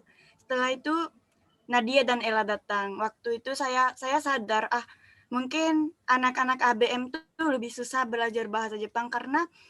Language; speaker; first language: Indonesian; non-native, fluent; Japanese